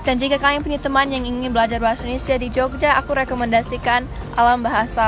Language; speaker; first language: Indonesian; early bilingual, other home language; English